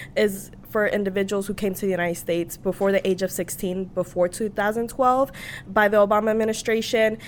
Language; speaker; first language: English; native; English